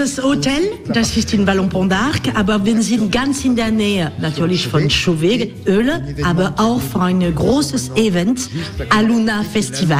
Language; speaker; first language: German; non-native, learner; French